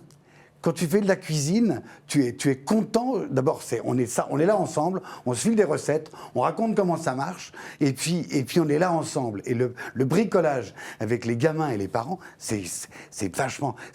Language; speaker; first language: French; native; French